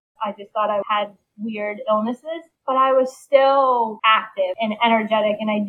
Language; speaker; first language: English; native; English